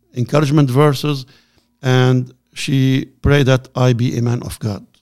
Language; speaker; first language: English; non-native, learner; Arabic